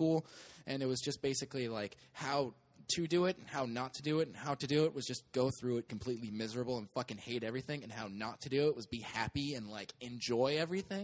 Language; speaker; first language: English; native; English